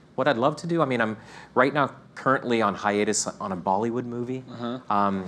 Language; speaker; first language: English; native; English